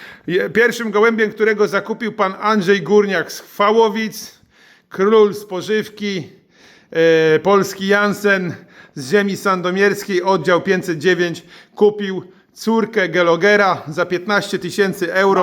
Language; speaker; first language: Polish; native; Polish